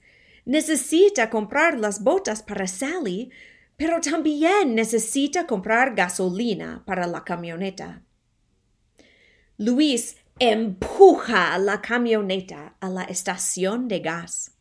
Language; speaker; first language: Spanish; non-native, fluent; English